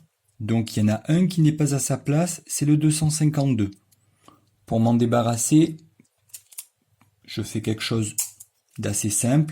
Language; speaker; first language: French; native; French